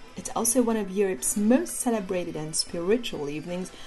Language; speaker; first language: English; non-native, fluent; Hungarian